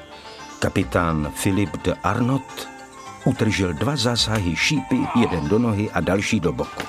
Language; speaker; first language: Czech; native; Czech